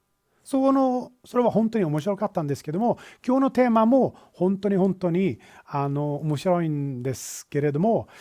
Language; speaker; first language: Japanese; non-native, fluent; Swedish